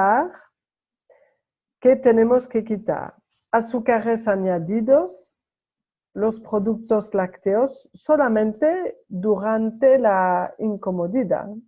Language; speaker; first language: Spanish; non-native, learner; French